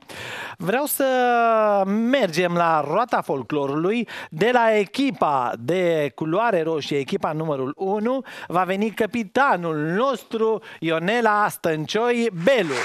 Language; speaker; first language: Romanian; native; Romanian